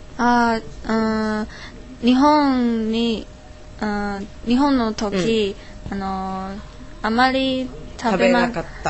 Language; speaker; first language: Japanese; non-native, learner; Chinese